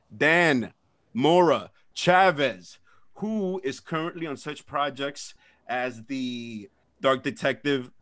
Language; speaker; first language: English; early bilingual, other home language; Spanish